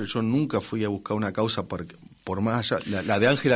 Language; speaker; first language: Spanish; native; Spanish